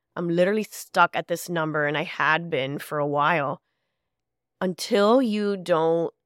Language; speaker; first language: English; early bilingual, other home language; Spanish